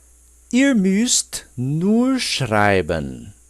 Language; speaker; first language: German; non-native, fluent; Portuguese